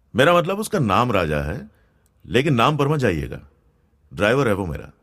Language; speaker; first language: Hindi; non-native, local second language; Gujarati